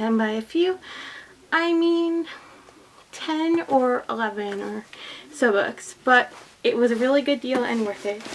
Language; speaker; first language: English; native; English